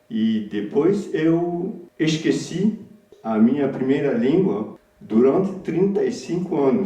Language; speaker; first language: Portuguese; early bilingual, heritage; Portuguese